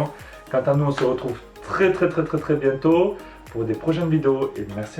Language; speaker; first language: French; native; French